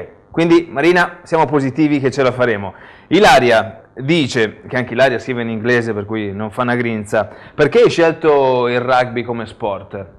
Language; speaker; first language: Italian; native; Italian